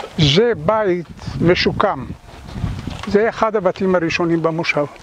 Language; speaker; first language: Hebrew; early bilingual, other home language; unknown